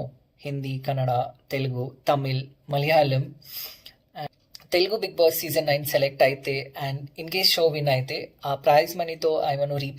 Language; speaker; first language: Telugu; non-native, local second language; Kannada